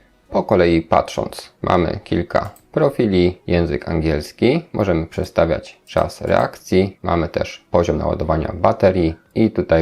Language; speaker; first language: Polish; native; Polish